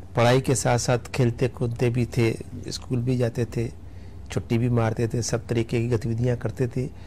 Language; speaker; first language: Hindi; native; Hindi